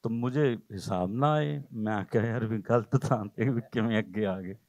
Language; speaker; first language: Hindi; non-native, local second language; Punjabi